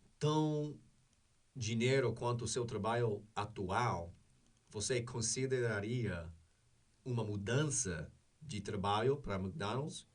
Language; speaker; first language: Portuguese; non-native, fluent; English